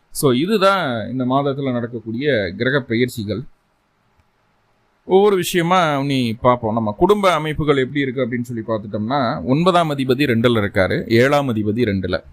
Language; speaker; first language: Tamil; native; Tamil